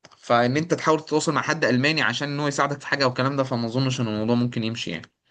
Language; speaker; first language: Egyptian Arabic; native; Egyptian Arabic